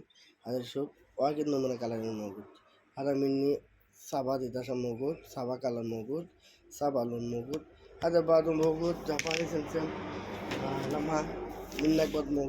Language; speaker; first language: Arabic; non-native, learner; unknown